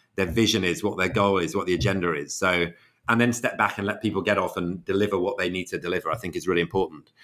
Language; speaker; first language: English; native; English